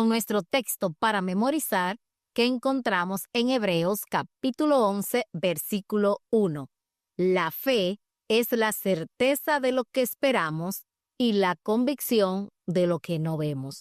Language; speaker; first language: Spanish; native; Spanish